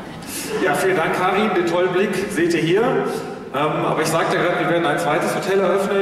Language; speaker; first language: German; native; German